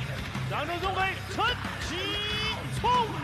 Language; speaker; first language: Chinese; native; Chinese